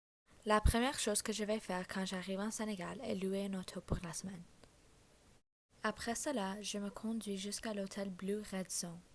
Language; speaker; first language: French; non-native, learner; English